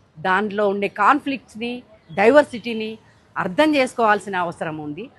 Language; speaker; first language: Telugu; native; Telugu